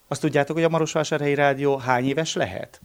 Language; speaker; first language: Hungarian; native; Hungarian